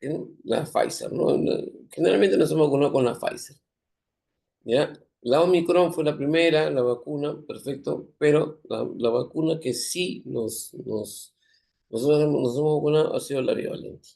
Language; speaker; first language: Spanish; native; Spanish